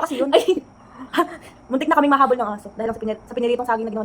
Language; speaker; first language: Filipino; native; Filipino